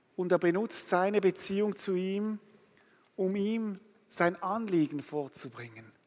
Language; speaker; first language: German; native; German